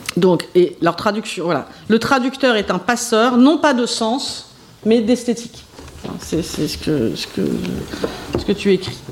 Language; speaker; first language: French; native; French